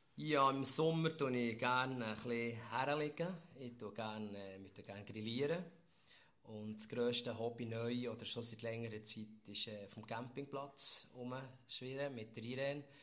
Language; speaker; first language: German; native; German